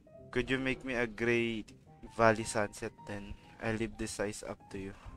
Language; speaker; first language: English; non-native, local second language; Filipino